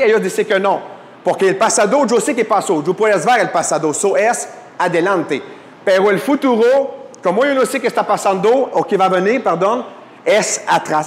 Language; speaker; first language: Spanish; non-native, fluent; French